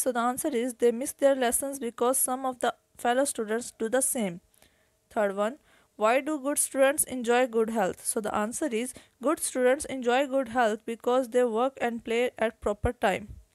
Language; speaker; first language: English; non-native, local second language; Urdu